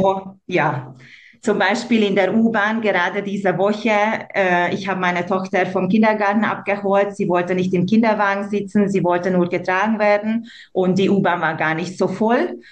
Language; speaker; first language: German; non-native, local second language; Hungarian